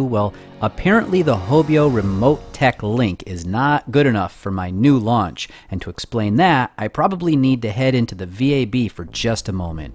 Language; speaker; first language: English; native; English